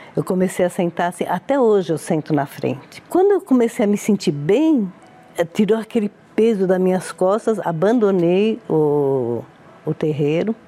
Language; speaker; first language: Portuguese; early bilingual, other home language; Italian